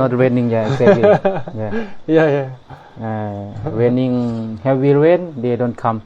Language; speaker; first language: English; non-native, learner; Thai